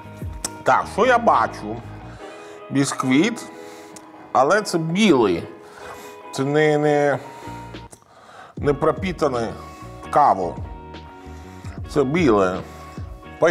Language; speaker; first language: Ukrainian; non-native, learner; Italian